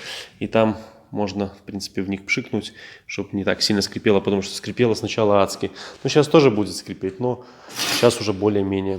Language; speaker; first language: Russian; native; Russian